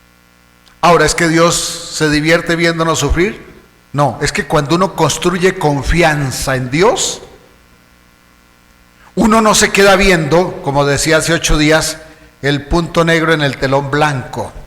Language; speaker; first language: Spanish; native; Spanish